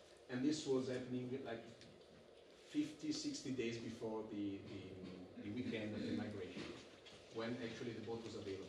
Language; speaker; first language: English; non-native, fluent; Italian